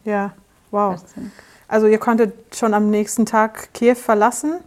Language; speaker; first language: German; native; German